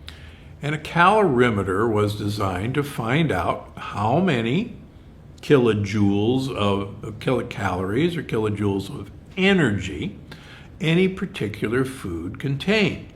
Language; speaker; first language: English; native; English